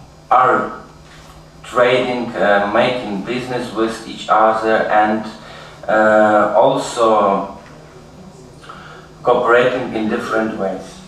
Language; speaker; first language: English; non-native, learner; Ukrainian